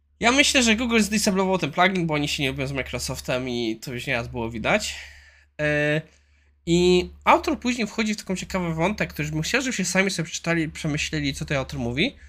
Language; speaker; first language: Polish; native; Polish